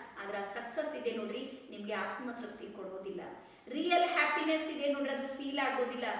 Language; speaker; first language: Kannada; native; Kannada